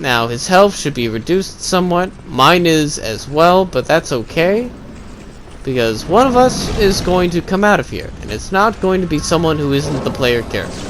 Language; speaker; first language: English; native; English